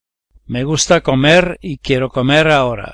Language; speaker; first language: Spanish; non-native, learner; English